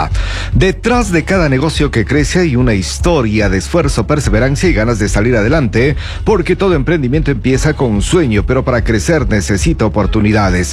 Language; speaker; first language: Spanish; native; Spanish